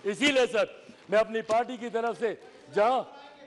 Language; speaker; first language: Hindi; native; Hindi